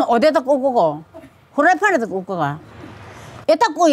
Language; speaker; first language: Korean; native; Korean